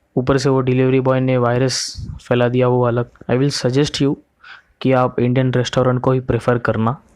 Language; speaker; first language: Hindi; non-native, local second language; Marathi